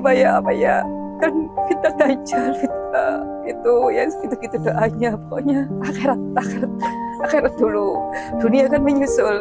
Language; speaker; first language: Indonesian; non-native, local second language; Javanese